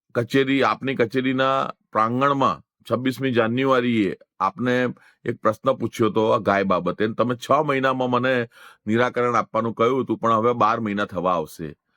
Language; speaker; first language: Gujarati; non-native, local second language; Hindi